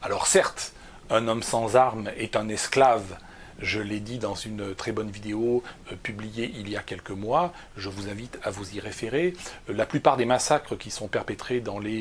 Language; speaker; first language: French; native; French